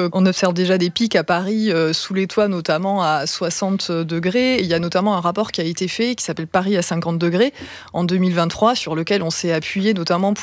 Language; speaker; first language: French; native; French